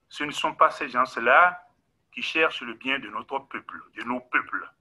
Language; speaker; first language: French; non-native, local second language; Ewe